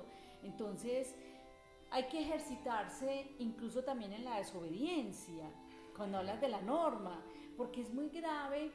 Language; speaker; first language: Spanish; native; Spanish